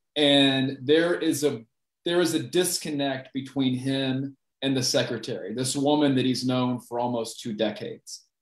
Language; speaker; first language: English; native; English